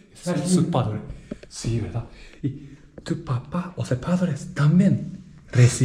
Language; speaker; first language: Spanish; non-native, learner; Japanese